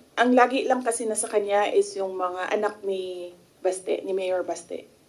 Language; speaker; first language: Filipino; non-native, local second language; Cebuano